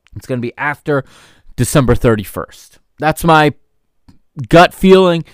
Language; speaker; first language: English; native; English